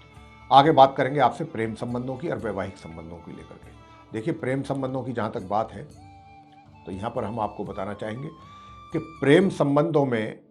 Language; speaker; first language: Hindi; native; Hindi